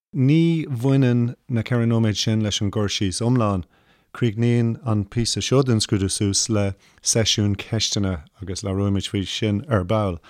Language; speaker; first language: Irish; non-native, local second language; English